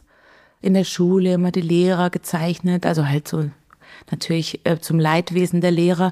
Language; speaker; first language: German; native; German